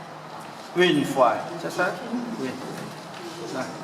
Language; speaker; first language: French; non-native, learner; Vietnamese